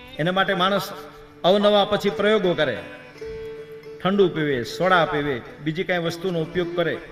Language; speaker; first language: Gujarati; native; Gujarati